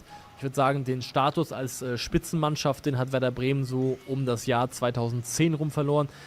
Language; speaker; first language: German; native; German